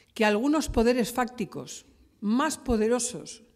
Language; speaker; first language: Spanish; native; Spanish